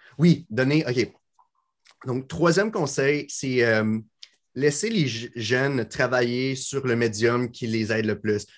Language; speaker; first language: French; native; French